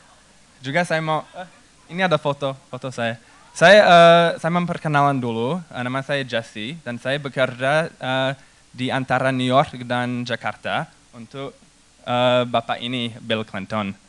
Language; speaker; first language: Indonesian; non-native, fluent; English